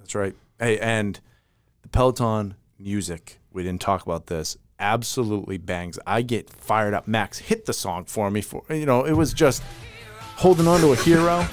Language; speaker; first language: English; native; English